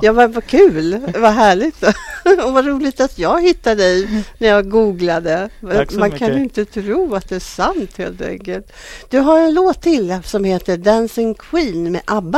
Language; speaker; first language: Swedish; native; Swedish